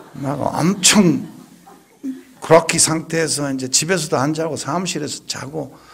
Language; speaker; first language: Korean; native; Korean